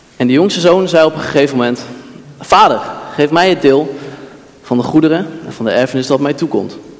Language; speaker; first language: Dutch; native; Dutch